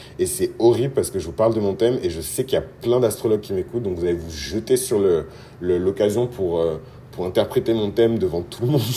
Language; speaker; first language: French; early bilingual, other home language; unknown